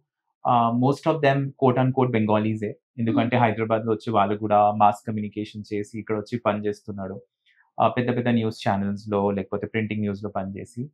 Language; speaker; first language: Telugu; non-native, fluent; Bangla